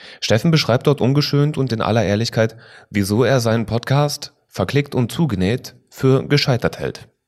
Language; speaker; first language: German; native; German